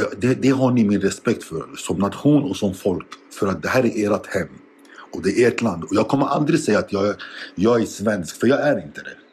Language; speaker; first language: Swedish; early bilingual, other home language; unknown